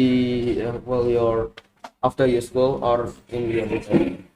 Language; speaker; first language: English; non-native, learner; Indonesian